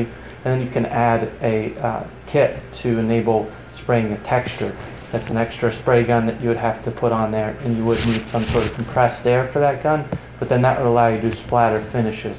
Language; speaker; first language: English; native; English